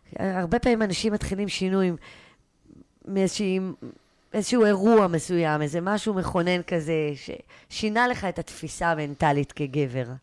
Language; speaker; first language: Hebrew; native; Hebrew